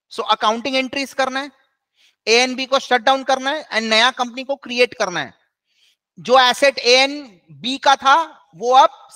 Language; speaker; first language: Hindi; native; Hindi